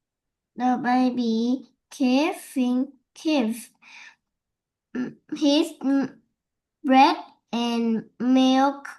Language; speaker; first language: English; non-native, learner; Vietnamese